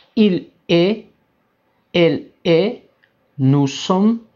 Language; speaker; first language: French; non-native, fluent; Spanish